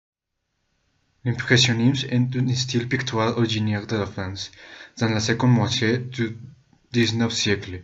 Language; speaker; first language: French; non-native, learner; Spanish